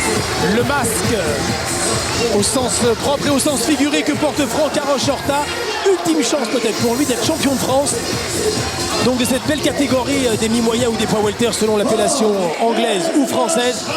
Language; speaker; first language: French; native; French